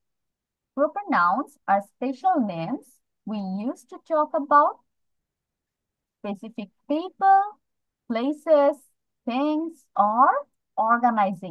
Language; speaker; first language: English; non-native, fluent; Bangla